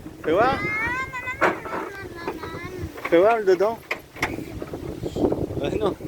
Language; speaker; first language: French; native; French